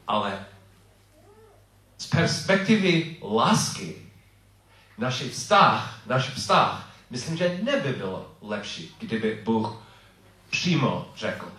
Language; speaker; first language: Czech; non-native, fluent; English